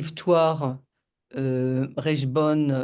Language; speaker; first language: Hebrew; non-native, learner; French